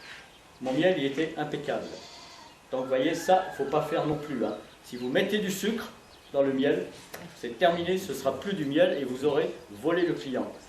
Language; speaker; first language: French; native; French